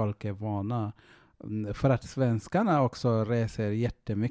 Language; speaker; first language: Swedish; non-native, fluent; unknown